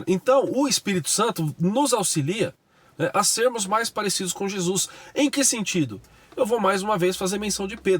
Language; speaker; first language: Portuguese; native; Portuguese